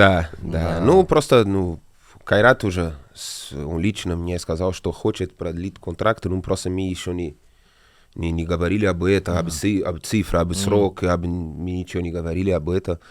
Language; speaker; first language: Russian; non-native, learner; Portuguese